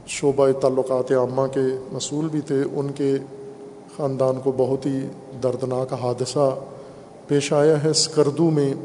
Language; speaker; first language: Urdu; non-native, local second language; Punjabi